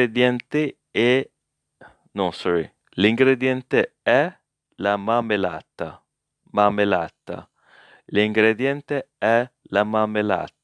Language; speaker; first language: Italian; non-native, learner; English